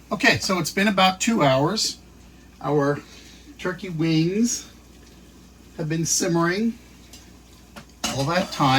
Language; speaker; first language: English; native; English